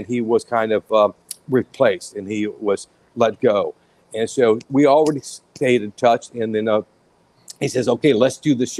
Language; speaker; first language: English; native; English